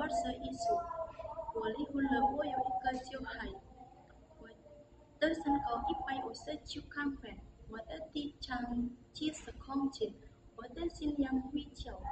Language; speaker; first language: Chinese; non-native, learner; Indonesian